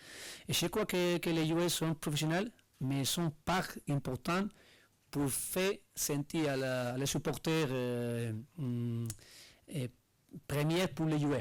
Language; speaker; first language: French; non-native, learner; Spanish